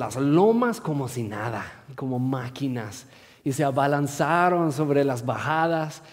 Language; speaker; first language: Spanish; non-native, fluent; English